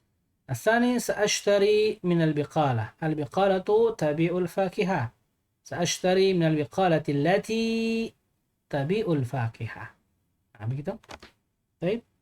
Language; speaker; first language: Arabic; non-native, fluent; Indonesian